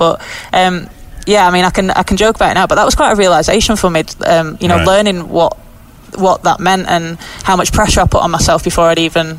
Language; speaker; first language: English; native; English